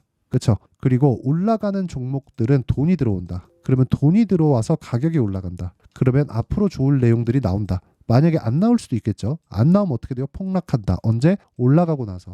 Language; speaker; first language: Korean; native; Korean